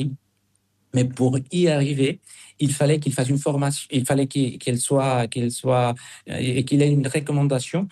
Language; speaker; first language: French; non-native, fluent; Spanish